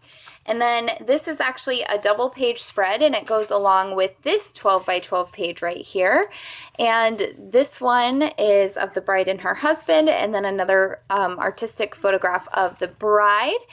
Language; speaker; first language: English; native; English